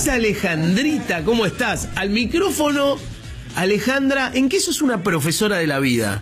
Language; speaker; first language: Spanish; native; Spanish